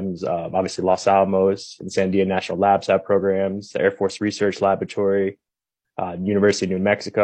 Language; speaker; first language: English; native; English